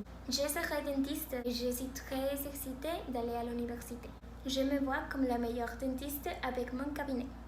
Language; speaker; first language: French; non-native, learner; Spanish